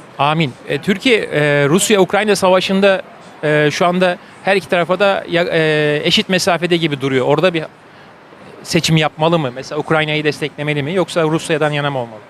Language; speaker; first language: Turkish; native; Turkish